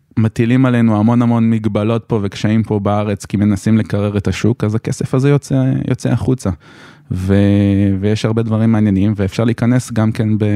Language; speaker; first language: Hebrew; native; Hebrew